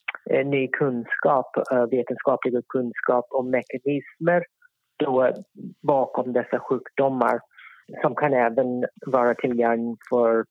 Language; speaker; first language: Swedish; non-native, fluent; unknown